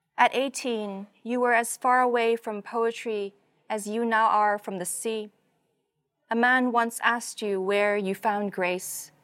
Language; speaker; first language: English; non-native, local second language; Cantonese